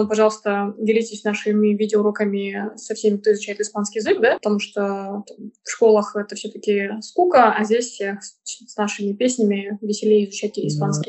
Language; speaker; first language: Russian; native; Russian